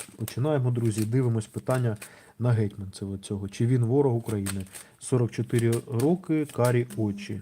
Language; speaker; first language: Ukrainian; non-native, local second language; Russian